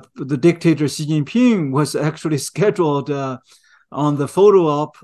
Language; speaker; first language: English; non-native, fluent; Chinese